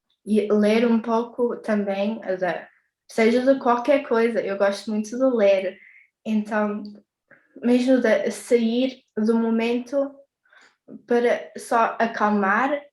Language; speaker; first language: Portuguese; early bilingual, heritage; English